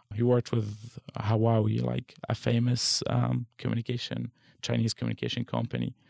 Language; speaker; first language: English; non-native, fluent; Arabic